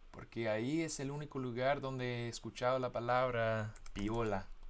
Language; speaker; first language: Spanish; non-native, fluent; English